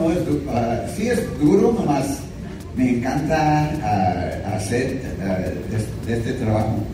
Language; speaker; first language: Spanish; early bilingual, heritage; English